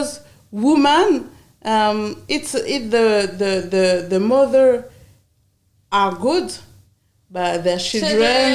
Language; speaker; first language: English; non-native, learner; French